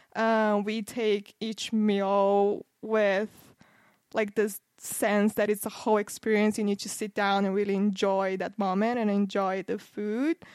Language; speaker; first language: English; non-native, fluent; Portuguese